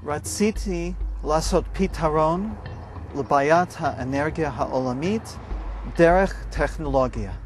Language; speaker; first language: Hebrew; non-native, fluent; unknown